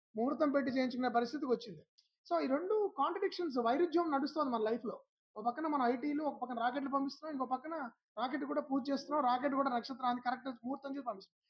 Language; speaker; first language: Telugu; native; Telugu